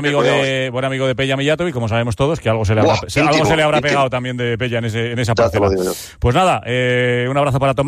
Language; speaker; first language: Spanish; native; Spanish